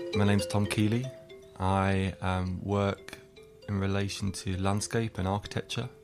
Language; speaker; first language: English; native; English